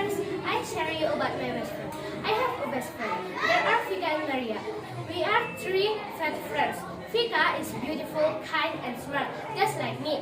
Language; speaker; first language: English; non-native, learner; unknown